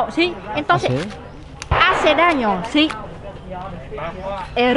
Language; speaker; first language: Spanish; non-native, fluent; Vietnamese